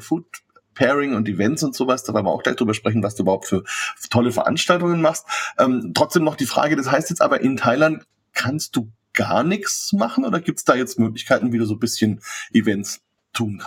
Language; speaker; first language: German; native; German